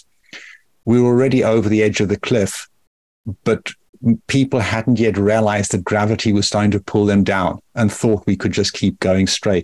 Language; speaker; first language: English; native; English